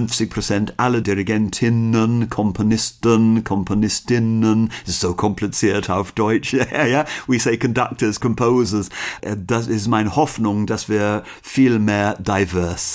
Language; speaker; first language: German; non-native, fluent; English